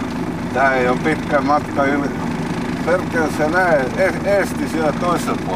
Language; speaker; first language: Finnish; non-native, local second language; Swedish